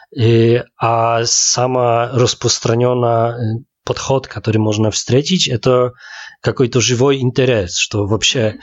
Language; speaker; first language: Polish; non-native, learner; Russian